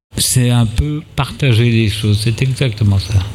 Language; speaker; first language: French; native; French